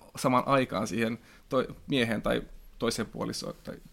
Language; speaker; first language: Finnish; non-native, local second language; Swedish